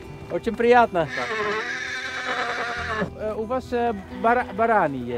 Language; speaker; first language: Russian; non-native, learner; Dutch